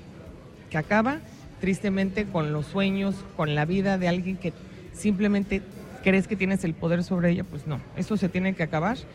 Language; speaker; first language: Spanish; native; Spanish